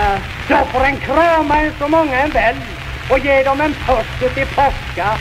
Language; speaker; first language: Swedish; native; Swedish